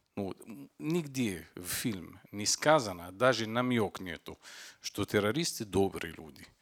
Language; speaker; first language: Russian; non-native, fluent; Arabic